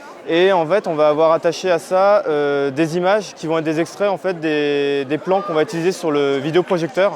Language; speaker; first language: French; native; French